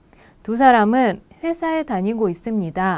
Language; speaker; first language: Korean; non-native, fluent; Russian